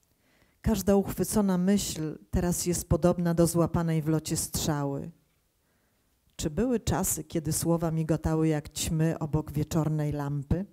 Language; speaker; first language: Polish; non-native, learner; Ukrainian